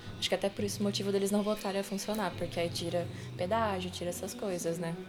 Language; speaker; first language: Portuguese; native; Portuguese